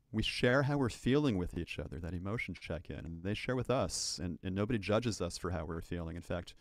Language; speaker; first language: English; native; English